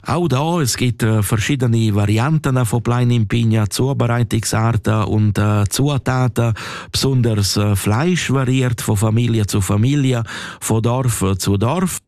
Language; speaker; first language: German; non-native, local second language; Romansh